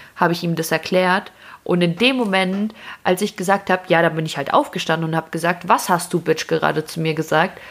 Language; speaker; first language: German; early bilingual, other home language; Russian